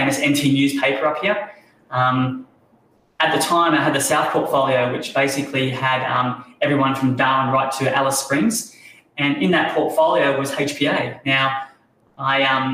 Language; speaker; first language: English; native; English